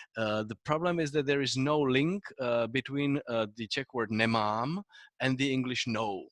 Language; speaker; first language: English; non-native, fluent; Czech